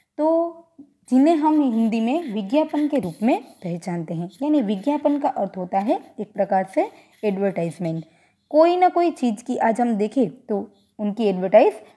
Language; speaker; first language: Hindi; non-native, local second language; Gujarati